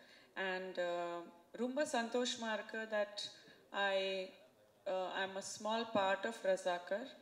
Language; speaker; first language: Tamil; non-native, fluent; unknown